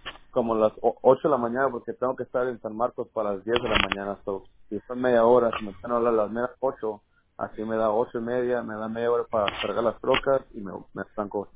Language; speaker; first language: Spanish; early bilingual, heritage; Spanish